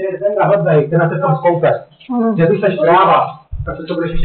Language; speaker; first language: Czech; native; Czech